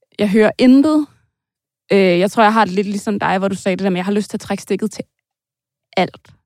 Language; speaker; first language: Danish; native; Danish